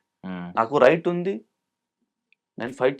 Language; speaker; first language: Telugu; non-native, local second language; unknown